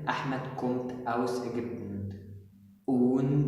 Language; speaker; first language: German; non-native, fluent; Arabic